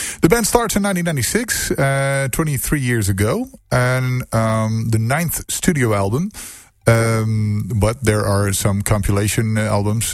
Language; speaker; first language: English; non-native, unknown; Dutch